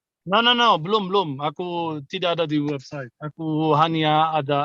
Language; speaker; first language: Indonesian; non-native, fluent; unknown